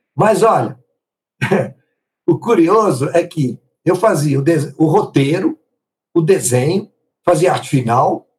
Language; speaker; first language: Portuguese; non-native, fluent; Italian